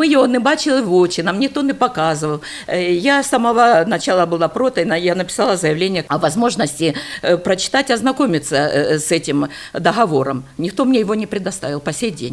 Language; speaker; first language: Ukrainian; non-native, local second language; Russian